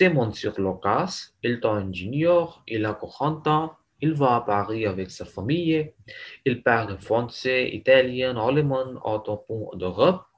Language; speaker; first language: French; non-native, learner; Urdu